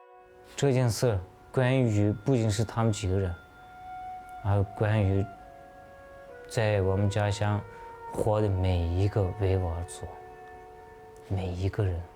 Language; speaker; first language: Chinese; non-native, local second language; Uyghur